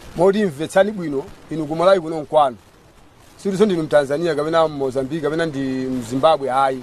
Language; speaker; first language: Nyanja; native; Nyanja